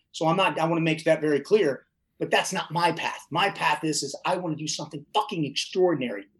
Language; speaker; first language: English; native; English